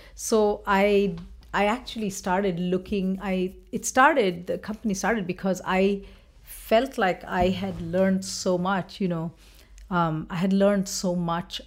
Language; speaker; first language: English; non-native, local second language; Bangla